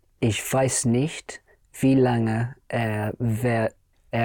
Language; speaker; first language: German; non-native, learner; English